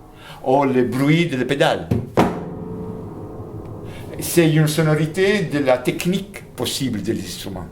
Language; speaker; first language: French; non-native, fluent; Italian